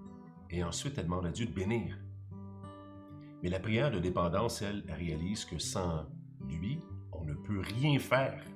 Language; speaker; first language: French; native; French